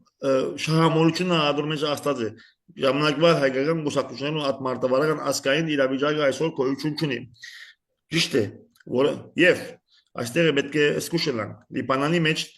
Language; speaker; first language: Armenian; early bilingual, heritage; Armenian